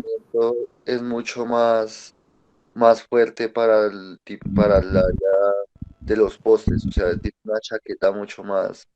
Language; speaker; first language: Spanish; native; Spanish